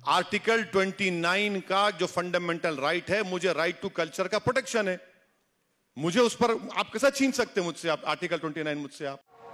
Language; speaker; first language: Hindi; non-native, local second language; Urdu